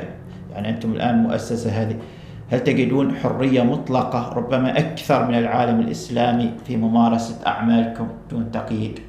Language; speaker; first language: Arabic; native; Arabic